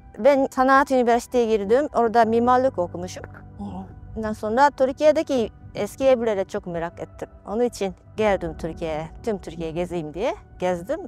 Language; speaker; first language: Turkish; non-native, fluent; Japanese